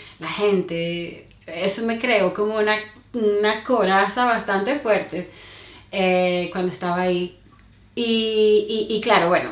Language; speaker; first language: Spanish; native; Spanish